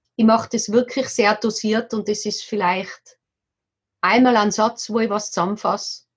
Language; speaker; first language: German; native; German